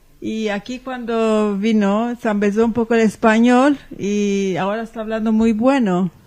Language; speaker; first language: Spanish; early bilingual, heritage; Ladino